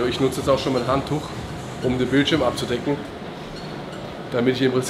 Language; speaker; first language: German; native; German